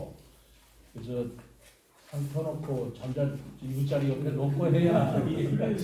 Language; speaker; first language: Korean; native; Korean